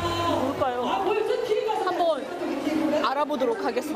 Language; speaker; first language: Korean; native; Korean